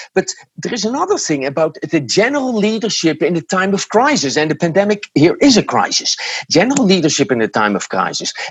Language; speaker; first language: English; non-native, fluent; Dutch